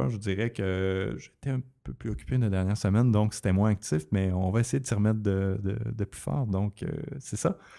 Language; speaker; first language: French; native; French